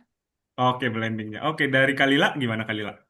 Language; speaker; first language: Indonesian; native; Indonesian